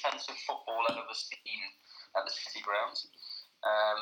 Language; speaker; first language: English; native; English